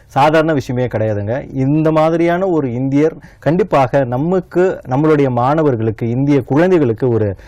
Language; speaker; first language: Tamil; early bilingual, heritage; Tamil